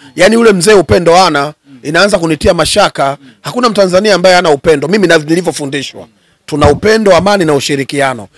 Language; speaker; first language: Swahili; native; Swahili